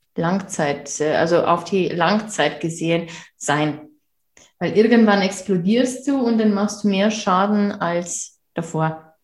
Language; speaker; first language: German; non-native, fluent; Romanian